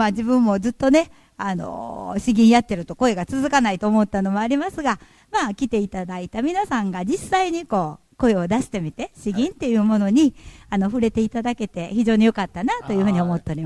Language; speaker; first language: Japanese; native; Japanese